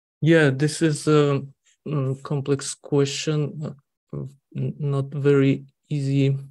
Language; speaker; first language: English; non-native, learner; Russian